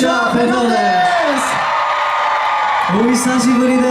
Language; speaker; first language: Japanese; non-native, learner; Korean